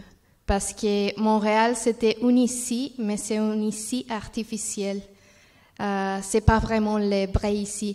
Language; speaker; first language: French; non-native, learner; Spanish